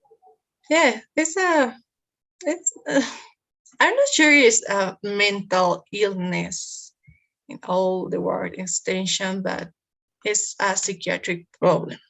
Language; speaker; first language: English; non-native, learner; Spanish